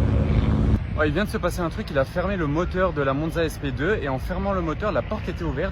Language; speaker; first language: French; native; French